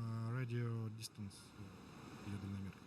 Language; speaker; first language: English; non-native, learner; Russian